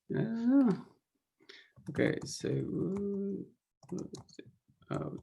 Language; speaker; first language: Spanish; early bilingual, heritage; Spanish